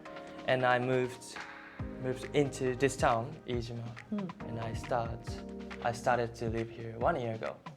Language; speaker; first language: English; non-native, learner; Japanese